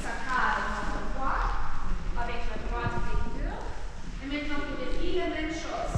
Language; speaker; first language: French; non-native, fluent; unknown